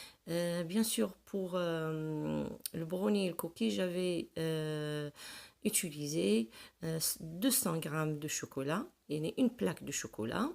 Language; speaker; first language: French; non-native, local second language; Arabic